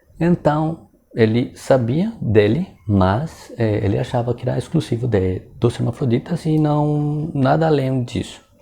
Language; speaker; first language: Portuguese; non-native, fluent; Spanish